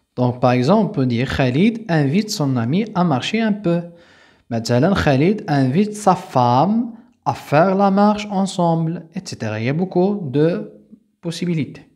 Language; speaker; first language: French; non-native, local second language; Arabic